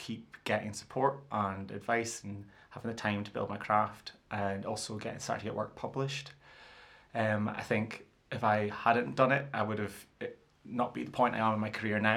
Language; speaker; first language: English; native; English